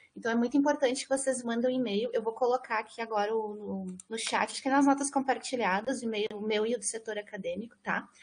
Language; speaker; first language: Portuguese; native; Portuguese